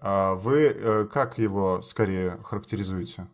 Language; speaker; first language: Russian; native; Russian